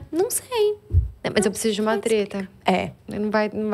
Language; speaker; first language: Portuguese; native; Portuguese